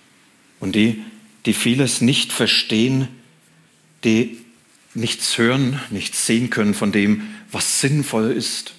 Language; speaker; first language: German; native; German